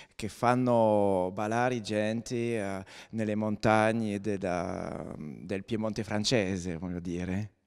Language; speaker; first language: Italian; non-native, learner; French